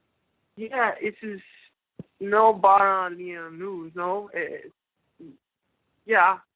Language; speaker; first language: English; non-native, learner; Portuguese